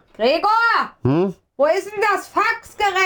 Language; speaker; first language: German; native; German